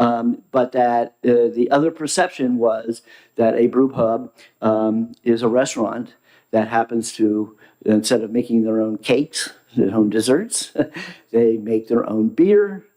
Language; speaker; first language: English; native; English